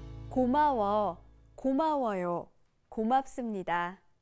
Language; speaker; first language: Korean; native; Korean